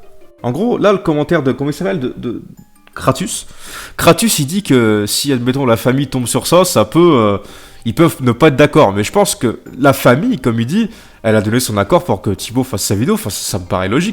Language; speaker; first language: French; native; French